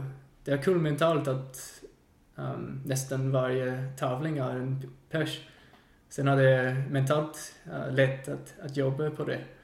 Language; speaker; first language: Swedish; non-native, fluent; English